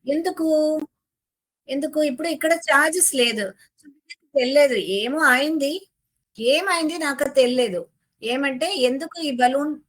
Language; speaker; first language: Telugu; non-native, learner; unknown